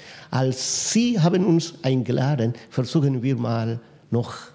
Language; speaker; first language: German; non-native, fluent; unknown